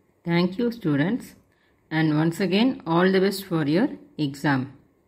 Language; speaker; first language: English; non-native, local second language; Tamil